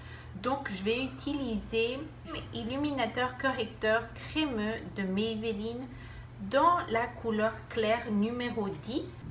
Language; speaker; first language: French; non-native, fluent; Spanish